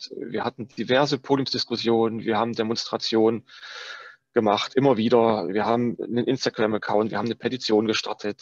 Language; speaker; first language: German; native; German